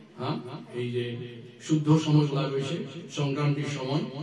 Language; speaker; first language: Bangla; non-native, learner; Assamese